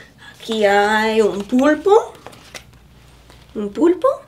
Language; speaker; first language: Spanish; non-native, fluent; English